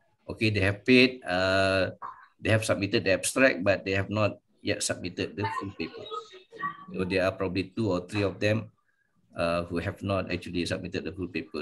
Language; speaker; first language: English; non-native, local second language; Malay